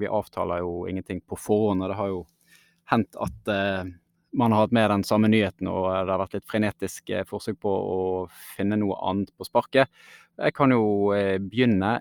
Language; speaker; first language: Norwegian; native; Norwegian